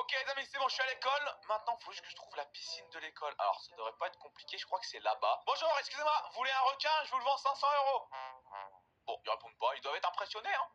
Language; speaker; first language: French; native; French